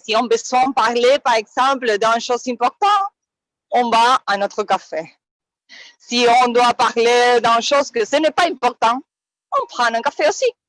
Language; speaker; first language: French; non-native, fluent; Spanish